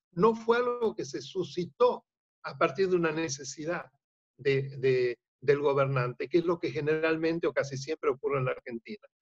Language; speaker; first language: Spanish; native; Spanish